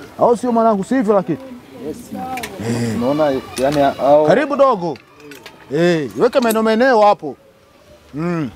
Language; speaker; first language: Swahili; native; Swahili